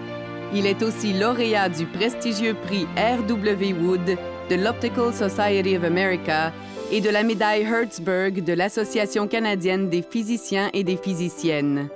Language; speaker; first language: French; native; French